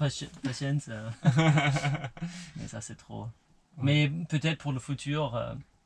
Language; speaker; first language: French; non-native, learner; German